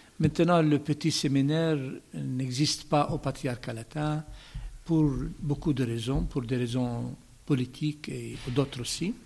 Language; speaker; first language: French; non-native, fluent; Arabic